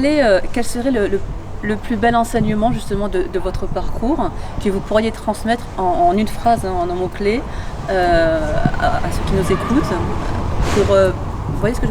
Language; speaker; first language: French; native; French